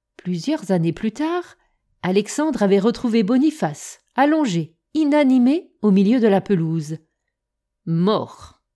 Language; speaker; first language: French; native; French